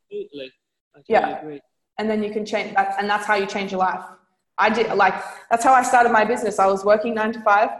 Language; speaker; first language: English; native; English